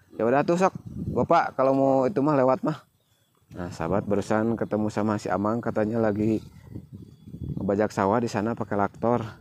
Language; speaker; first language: Indonesian; non-native, local second language; Sundanese